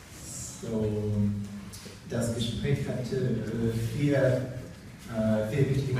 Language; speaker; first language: German; non-native, learner; Russian